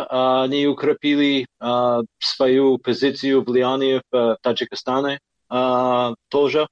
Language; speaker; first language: Russian; non-native, fluent; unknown